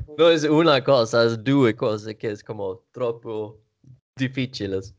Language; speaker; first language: Italian; non-native, learner; Swedish